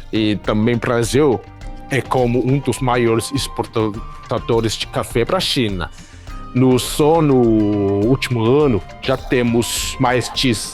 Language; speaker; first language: Portuguese; non-native, fluent; Chinese